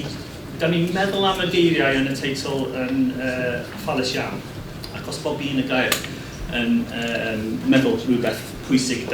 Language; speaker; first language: Welsh; non-native, learner; English